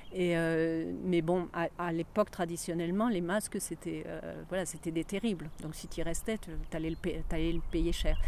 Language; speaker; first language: French; native; French